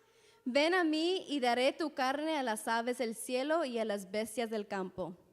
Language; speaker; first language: Spanish; native; Spanish